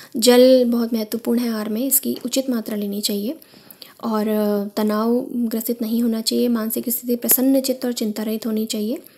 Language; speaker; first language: Hindi; native; Hindi